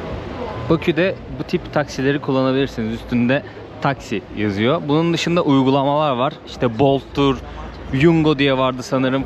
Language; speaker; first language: Turkish; native; Turkish